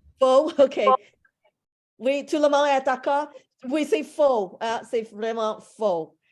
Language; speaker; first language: French; non-native, fluent; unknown